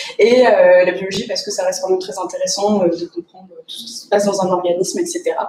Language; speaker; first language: French; native; French